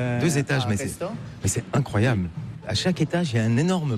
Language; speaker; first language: French; native; French